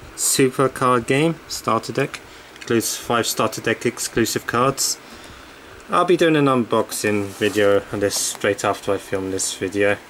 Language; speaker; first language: English; native; English